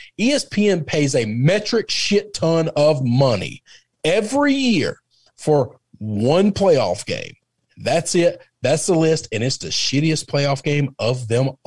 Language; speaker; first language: English; native; English